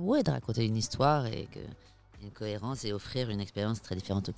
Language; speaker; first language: French; native; French